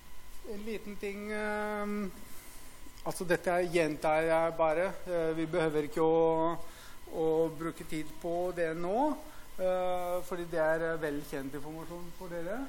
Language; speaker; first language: Norwegian; non-native, fluent; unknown